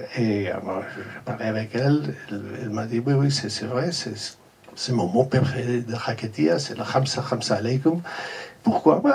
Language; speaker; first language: French; non-native, fluent; English